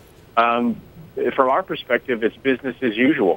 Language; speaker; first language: English; native; English